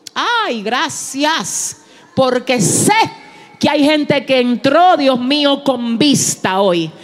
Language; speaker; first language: Spanish; early bilingual, heritage; Spanish